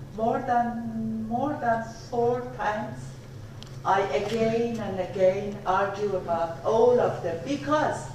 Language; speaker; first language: English; non-native, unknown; Persian